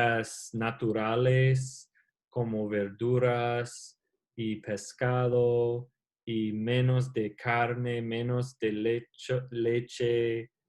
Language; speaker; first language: Spanish; non-native, learner; English